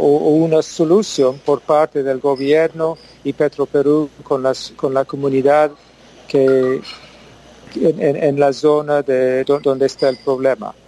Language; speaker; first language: Spanish; non-native, fluent; English